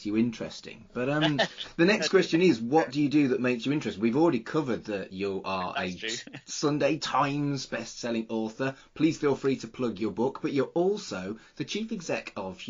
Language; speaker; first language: English; native; English